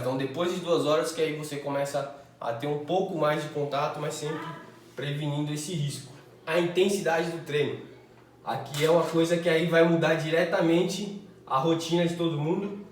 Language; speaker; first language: Portuguese; native; Portuguese